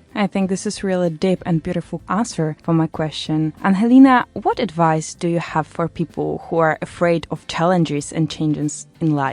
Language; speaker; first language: English; non-native, learner; Polish